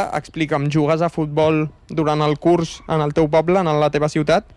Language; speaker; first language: Catalan; native; Catalan